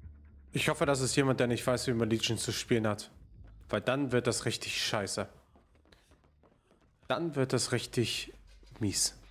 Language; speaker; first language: German; native; German